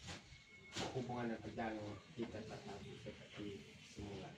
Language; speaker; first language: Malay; non-native, local second language; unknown